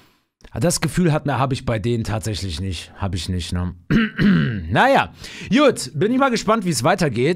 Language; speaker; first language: German; native; German